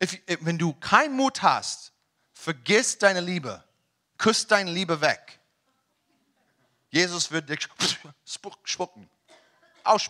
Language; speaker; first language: German; non-native, learner; English